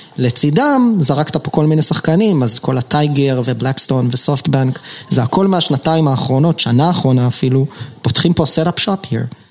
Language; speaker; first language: Hebrew; native; Hebrew